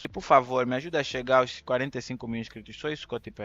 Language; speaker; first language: Portuguese; native; Portuguese